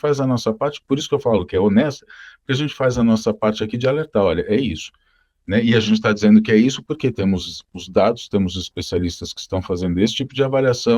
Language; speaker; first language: Portuguese; native; Portuguese